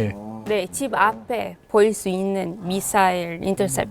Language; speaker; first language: Korean; non-native, fluent; Hebrew